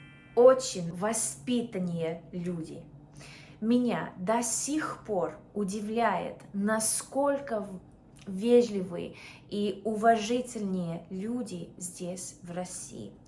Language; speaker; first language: Russian; non-native, fluent; English